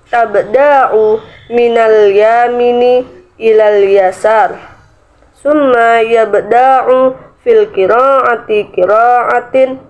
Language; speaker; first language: Arabic; non-native, learner; Indonesian